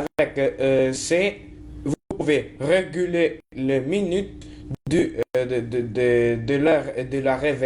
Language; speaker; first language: French; non-native, learner; Italian